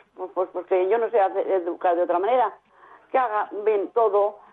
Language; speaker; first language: Spanish; native; Spanish